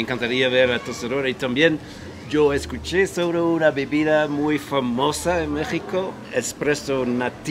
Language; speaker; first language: Spanish; non-native, fluent; Dutch